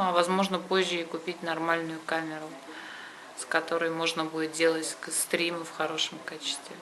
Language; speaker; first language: Russian; native; Russian